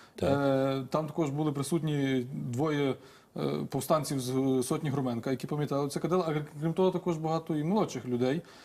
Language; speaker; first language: Ukrainian; native; Ukrainian